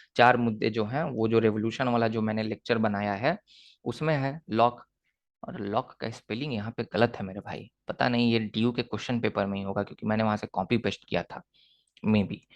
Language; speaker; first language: Hindi; native; Hindi